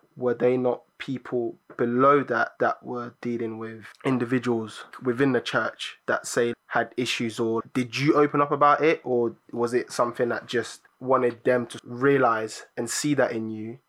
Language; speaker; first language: English; early bilingual, other home language; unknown